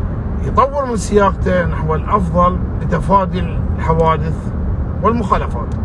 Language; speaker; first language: Arabic; native; Arabic